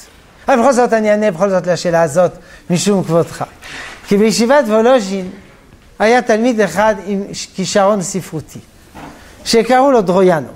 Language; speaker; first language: Hebrew; non-native, fluent; French